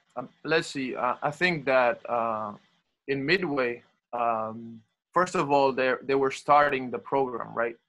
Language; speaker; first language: English; non-native, fluent; Spanish